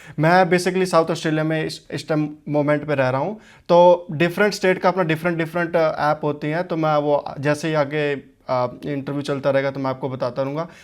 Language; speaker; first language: Hindi; native; Hindi